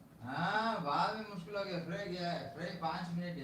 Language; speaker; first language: Hindi; non-native, learner; Tamil